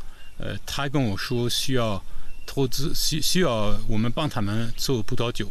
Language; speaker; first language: Chinese; non-native, fluent; French